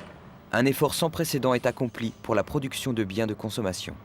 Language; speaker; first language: French; native; French